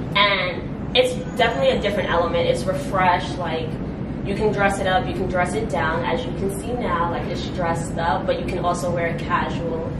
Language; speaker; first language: English; native; English